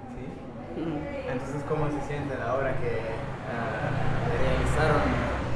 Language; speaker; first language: Spanish; non-native, learner; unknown